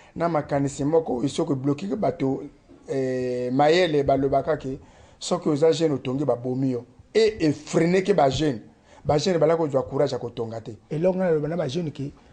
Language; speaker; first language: Lingala; native; Lingala